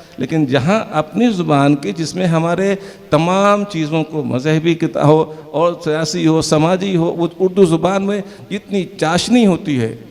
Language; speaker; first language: Urdu; native; Urdu